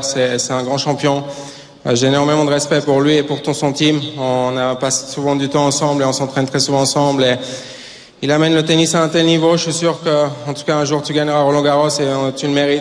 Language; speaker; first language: French; native; French